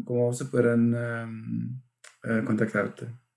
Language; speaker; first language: Spanish; non-native, fluent; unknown